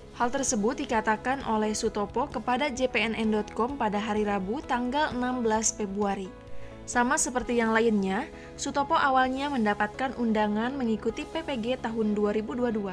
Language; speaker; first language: Indonesian; native; Indonesian